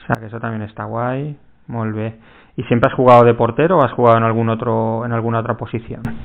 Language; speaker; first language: Spanish; native; Spanish